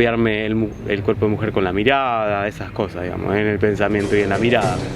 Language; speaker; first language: Spanish; native; Spanish